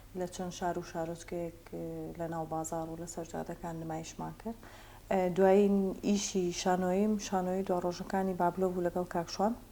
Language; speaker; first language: Central Kurdish; native; Central Kurdish